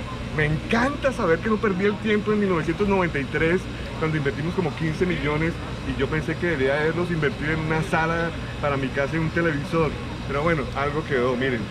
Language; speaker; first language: Spanish; native; Spanish